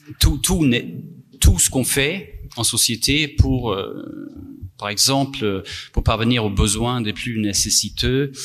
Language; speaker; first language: French; non-native, fluent; Swedish